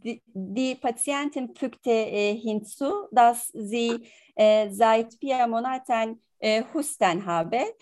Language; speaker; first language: German; non-native, learner; Turkish